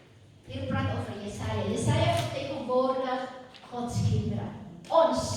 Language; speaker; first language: Dutch; non-native, fluent; Indonesian